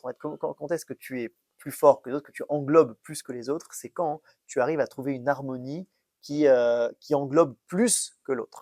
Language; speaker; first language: French; native; French